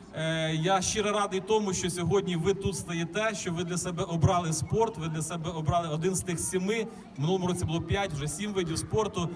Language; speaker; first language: Ukrainian; native; Ukrainian